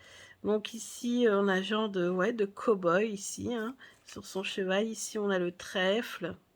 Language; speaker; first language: French; native; French